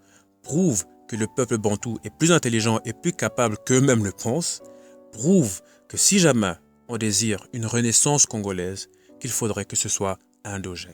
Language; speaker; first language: French; native; French